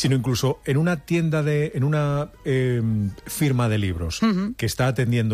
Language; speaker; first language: Spanish; native; Spanish